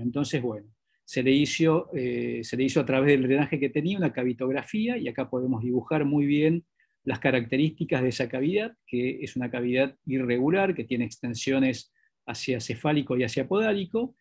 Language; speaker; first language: Spanish; native; Spanish